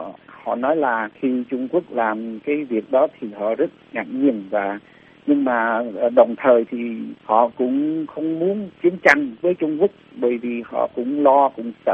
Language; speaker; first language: Vietnamese; early bilingual, heritage; Vietnamese